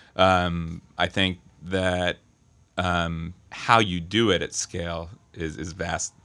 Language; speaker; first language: English; native; English